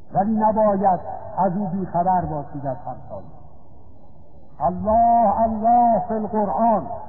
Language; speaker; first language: Persian; native; Persian